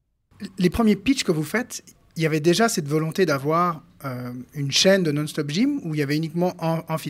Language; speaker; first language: French; native; French